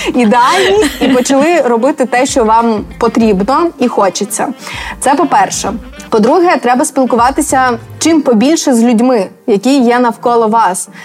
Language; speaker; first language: Ukrainian; native; Ukrainian